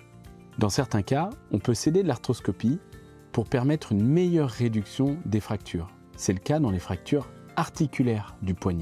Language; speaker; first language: French; native; French